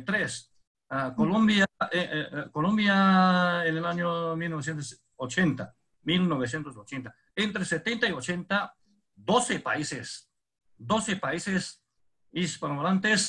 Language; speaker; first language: Spanish; non-native, fluent; Chinese